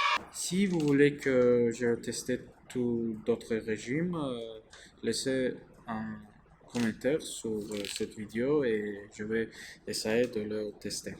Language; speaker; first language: French; non-native, learner; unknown